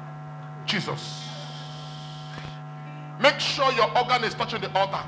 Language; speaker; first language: English; non-native, local second language; Igbo